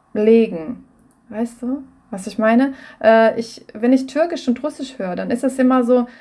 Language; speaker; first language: German; non-native, fluent; Russian